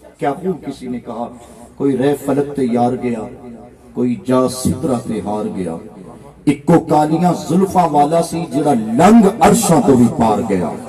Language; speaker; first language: Urdu; non-native, local second language; Punjabi